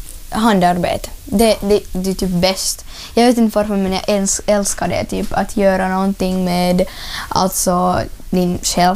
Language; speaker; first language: Swedish; non-native, learner; Ukrainian